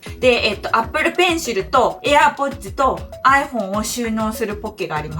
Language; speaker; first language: Japanese; native; Japanese